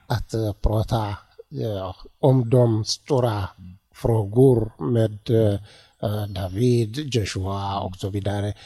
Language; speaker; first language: Swedish; non-native, learner; Tigrinya